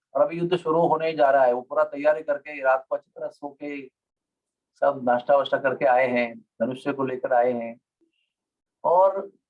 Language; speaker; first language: Hindi; non-native, local second language; Marathi